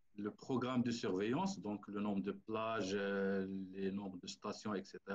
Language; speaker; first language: French; non-native, local second language; Arabic